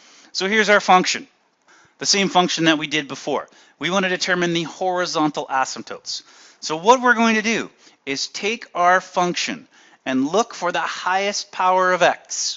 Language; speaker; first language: English; native; English